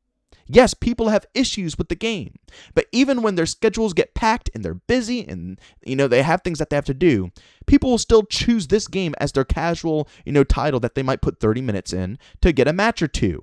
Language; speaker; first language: English; native; English